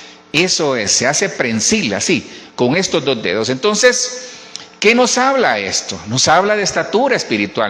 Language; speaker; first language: Spanish; native; Spanish